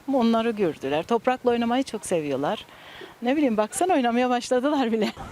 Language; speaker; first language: Turkish; early bilingual, heritage; Turkish